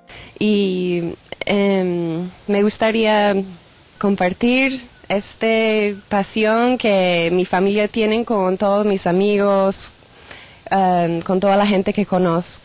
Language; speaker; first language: Spanish; non-native, fluent; English